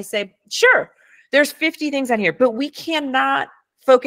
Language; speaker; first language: English; early bilingual, other home language; Spanish